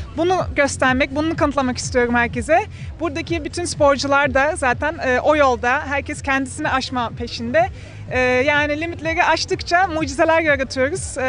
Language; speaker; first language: Turkish; early bilingual, heritage; Turkish